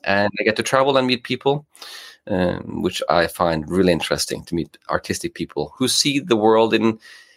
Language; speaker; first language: English; non-native, fluent; Norwegian